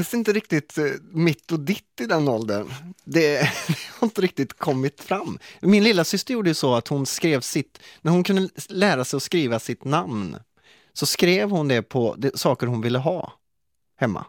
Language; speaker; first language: Swedish; native; Swedish